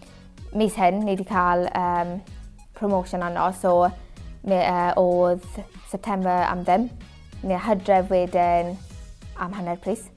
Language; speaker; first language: Welsh; native; Welsh